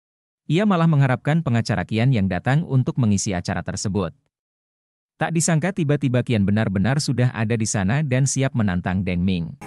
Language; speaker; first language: Indonesian; native; Indonesian